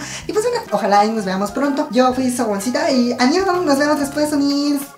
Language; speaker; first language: Spanish; native; Spanish